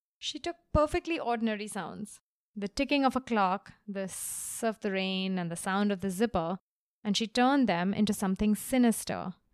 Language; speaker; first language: English; non-native, local second language; Hindi